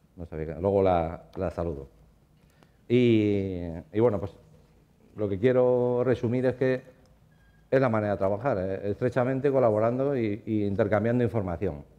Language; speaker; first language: Spanish; native; Spanish